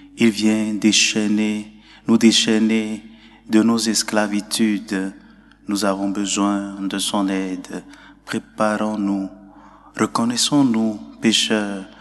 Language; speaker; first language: French; non-native, local second language; Ewe